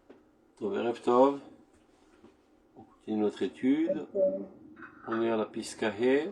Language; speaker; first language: French; native; French